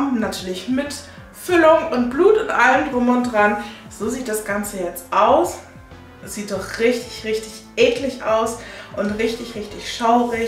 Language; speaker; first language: German; native; German